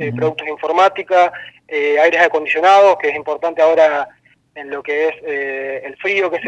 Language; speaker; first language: Spanish; native; Spanish